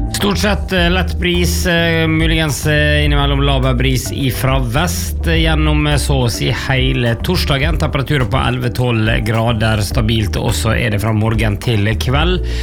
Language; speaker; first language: Norwegian; native; Norwegian